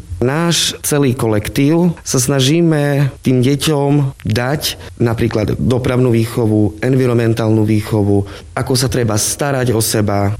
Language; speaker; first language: Slovak; non-native, local second language; Romany